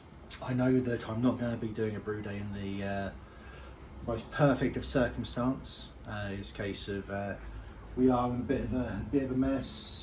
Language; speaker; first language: English; native; English